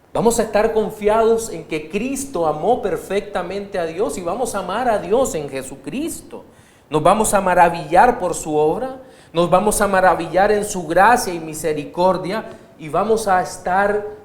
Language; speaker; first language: Spanish; native; Spanish